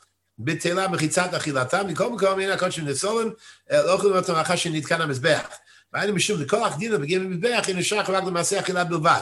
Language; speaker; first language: Hebrew; non-native, fluent; English